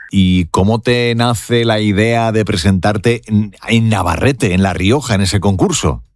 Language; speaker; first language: Spanish; native; Spanish